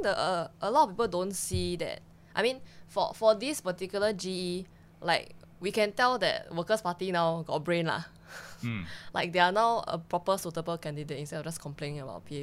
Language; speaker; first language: English; early bilingual, other home language; Chinese